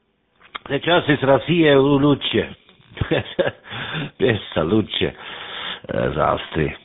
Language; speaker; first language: Russian; non-native, learner; German